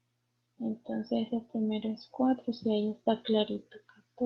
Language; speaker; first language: Spanish; native; Spanish